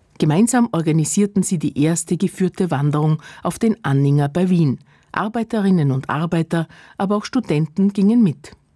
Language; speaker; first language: German; native; German